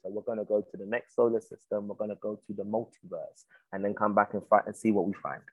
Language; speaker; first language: English; native; English